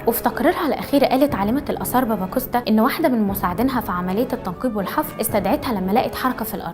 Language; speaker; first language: Arabic; native; Arabic